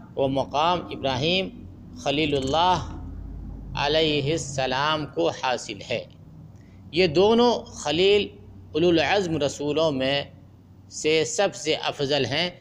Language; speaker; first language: Urdu; native; Urdu